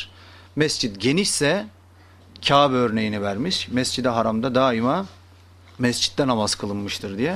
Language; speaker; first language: Turkish; native; Turkish